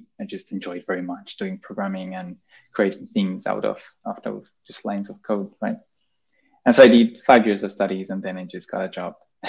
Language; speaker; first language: English; non-native, fluent; Spanish